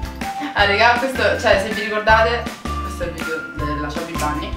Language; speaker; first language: Italian; native; Italian